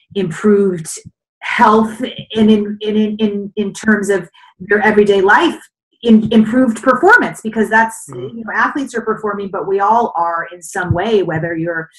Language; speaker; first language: English; native; English